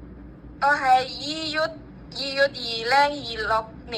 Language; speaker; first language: Cantonese; non-native, learner; Indonesian